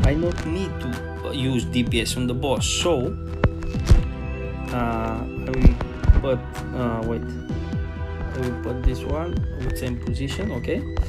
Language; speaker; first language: English; non-native, learner; Spanish